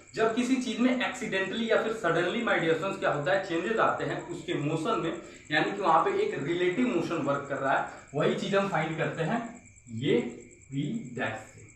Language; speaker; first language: Hindi; native; Hindi